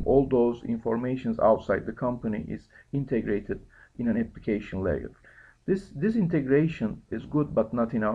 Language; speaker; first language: English; non-native, fluent; Turkish